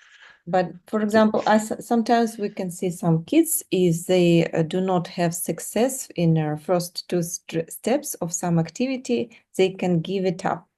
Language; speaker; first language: English; non-native, fluent; Russian